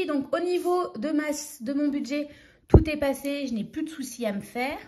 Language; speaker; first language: French; native; French